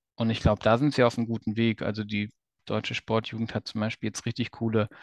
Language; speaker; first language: German; native; German